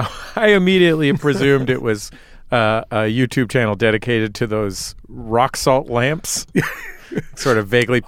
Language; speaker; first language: English; native; English